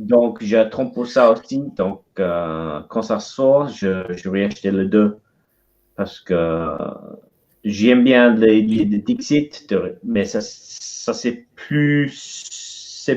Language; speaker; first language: French; non-native, learner; English